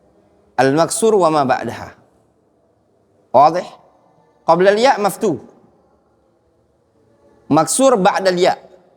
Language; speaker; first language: Arabic; non-native, fluent; Indonesian